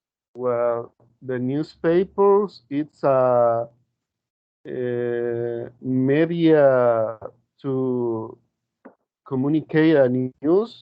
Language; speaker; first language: English; non-native, learner; Spanish